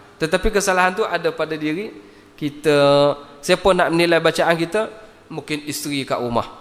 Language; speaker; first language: Malay; native; Malay